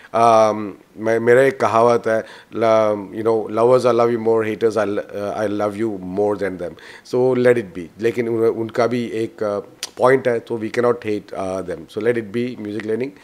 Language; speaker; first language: Hindi; non-native, local second language; Malayalam